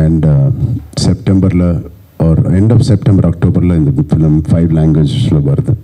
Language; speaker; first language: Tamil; non-native, local second language; Telugu